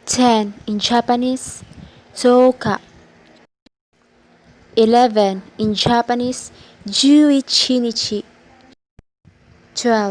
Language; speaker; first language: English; non-native, local second language; Filipino